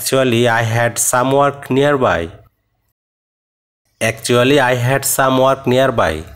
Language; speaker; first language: English; non-native, fluent; Bangla